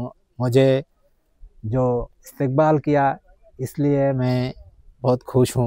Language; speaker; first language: Hindi; early bilingual, heritage; Bangla